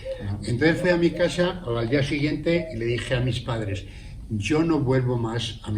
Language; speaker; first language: Spanish; native; Spanish